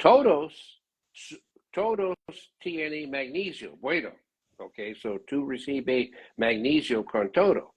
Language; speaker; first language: Spanish; non-native, learner; English